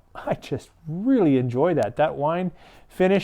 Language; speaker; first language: English; native; English